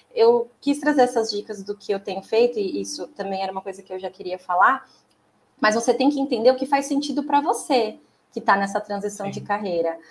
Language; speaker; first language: Portuguese; native; Portuguese